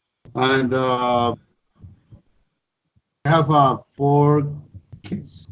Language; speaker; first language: English; non-native, learner; Spanish